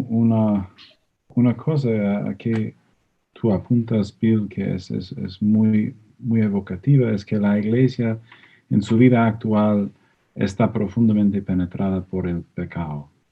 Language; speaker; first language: Spanish; non-native, fluent; English